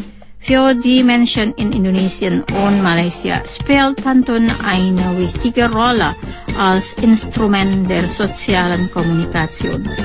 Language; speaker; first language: German; non-native, fluent; Indonesian